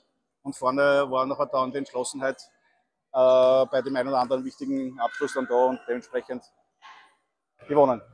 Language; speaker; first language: German; native; German